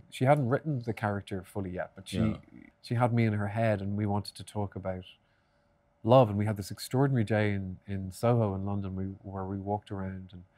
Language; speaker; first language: English; native; English